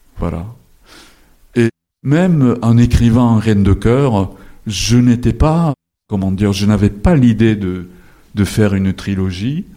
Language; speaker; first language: French; non-native, fluent; Japanese